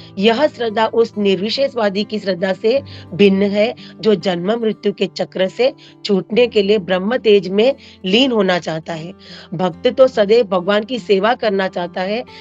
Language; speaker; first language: Hindi; non-native, local second language; Marathi